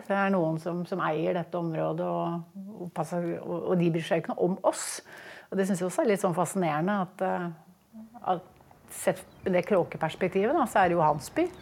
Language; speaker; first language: Norwegian; native; Norwegian